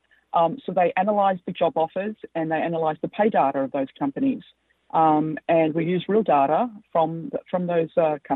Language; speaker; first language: English; native; English